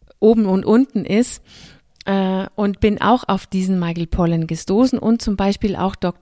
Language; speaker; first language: German; non-native, fluent; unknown